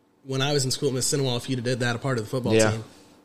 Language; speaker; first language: English; native; English